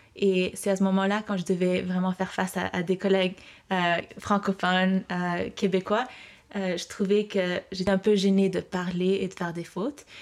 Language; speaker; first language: French; early bilingual, heritage; French